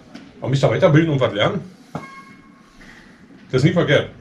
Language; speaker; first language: German; native; German